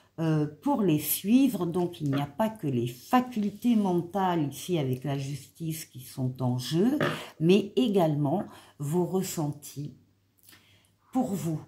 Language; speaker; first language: French; native; French